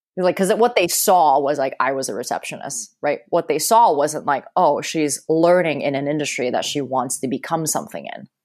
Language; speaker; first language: English; early bilingual, other home language; Cantonese